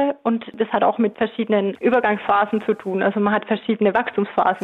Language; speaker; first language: German; native; German